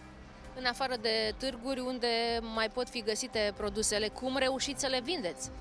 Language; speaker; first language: Romanian; native; Romanian